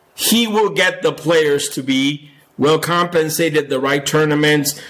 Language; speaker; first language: English; non-native, fluent; Spanish